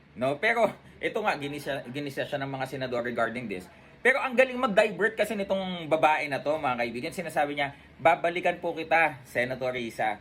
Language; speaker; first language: Filipino; native; Filipino